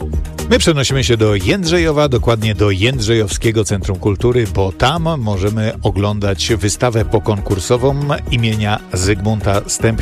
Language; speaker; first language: Polish; native; Polish